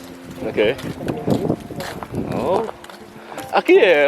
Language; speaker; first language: Portuguese; non-native, learner; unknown